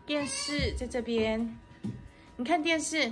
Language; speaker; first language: Chinese; native; Chinese